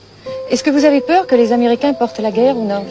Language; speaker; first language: French; native; French